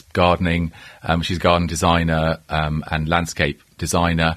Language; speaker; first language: English; native; English